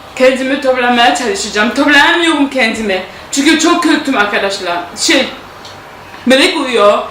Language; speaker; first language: Turkish; non-native, fluent; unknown